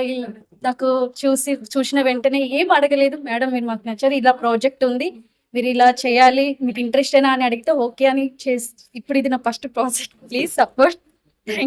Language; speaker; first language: Telugu; non-native, learner; Odia